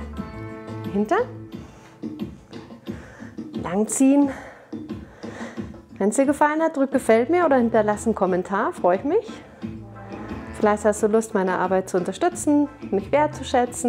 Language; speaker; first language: German; native; German